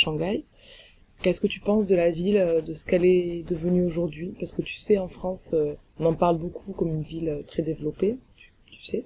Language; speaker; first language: French; native; French